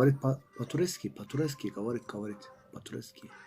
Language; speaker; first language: Russian; non-native, learner; Turkish